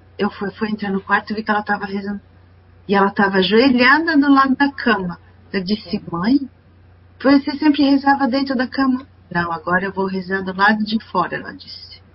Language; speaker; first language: Portuguese; non-native, fluent; Spanish